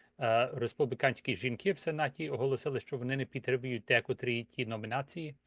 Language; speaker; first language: Ukrainian; early bilingual, heritage; Ukrainian